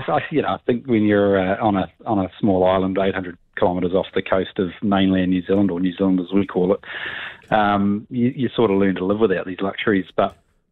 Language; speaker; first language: English; native; English